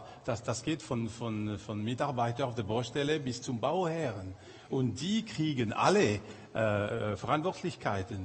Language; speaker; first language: German; non-native, local second language; French